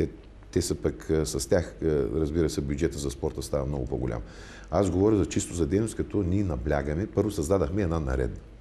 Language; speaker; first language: Bulgarian; native; Bulgarian